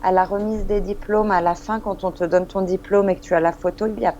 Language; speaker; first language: French; non-native, fluent; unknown